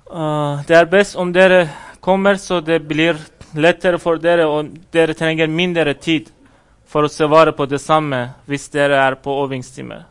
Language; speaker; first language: Norwegian; non-native, fluent; Persian